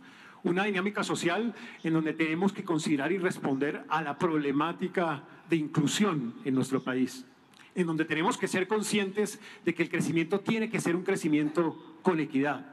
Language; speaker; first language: Spanish; native; Spanish